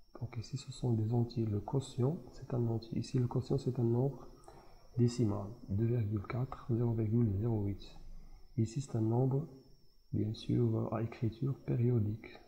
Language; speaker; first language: French; non-native, local second language; Arabic